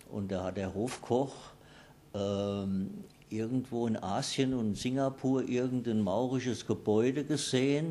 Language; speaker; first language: German; native; German